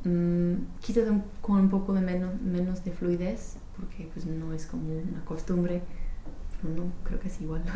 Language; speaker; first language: Spanish; non-native, fluent; English